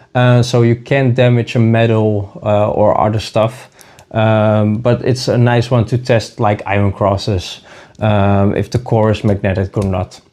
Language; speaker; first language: English; non-native, fluent; Dutch